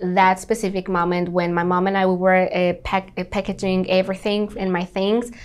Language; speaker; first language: English; non-native, fluent; Spanish